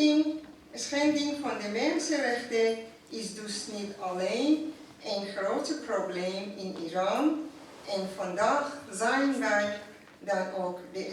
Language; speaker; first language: Dutch; non-native, fluent; Persian